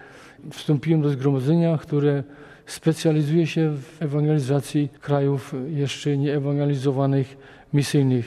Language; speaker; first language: Polish; native; Polish